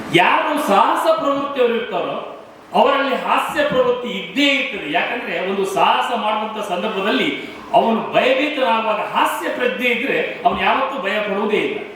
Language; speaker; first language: Kannada; non-native, local second language; Tulu